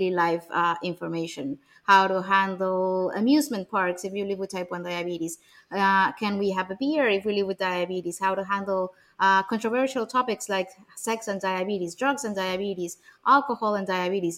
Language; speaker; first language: English; non-native, fluent; Spanish